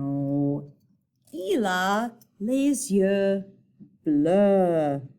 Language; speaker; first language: French; non-native, fluent; English